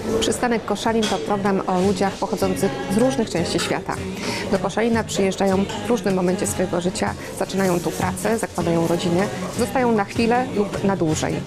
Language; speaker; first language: Polish; native; Polish